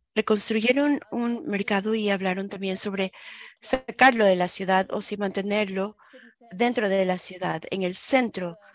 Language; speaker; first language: Spanish; non-native, fluent; German